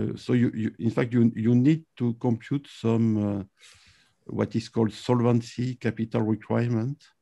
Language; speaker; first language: English; non-native, fluent; French